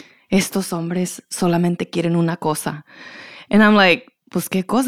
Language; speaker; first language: Spanish; early bilingual, heritage; Spanish